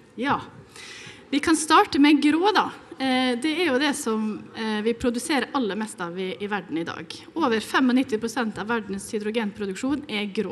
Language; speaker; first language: Norwegian; native; Norwegian